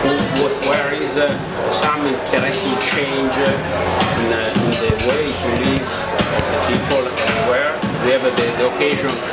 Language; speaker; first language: English; non-native, fluent; Italian